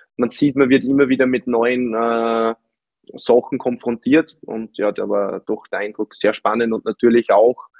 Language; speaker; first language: German; native; German